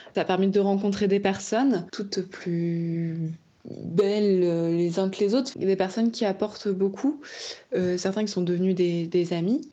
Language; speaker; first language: French; native; French